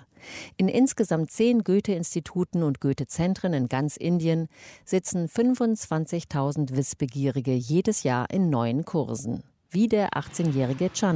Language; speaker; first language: German; native; German